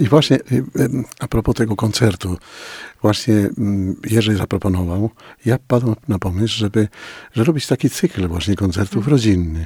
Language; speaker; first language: Polish; non-native, fluent; Spanish